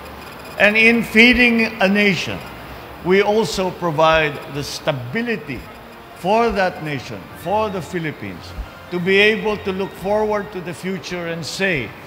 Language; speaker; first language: English; non-native, local second language; Filipino